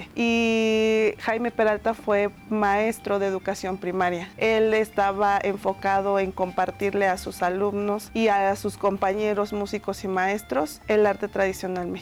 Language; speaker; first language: Spanish; native; Spanish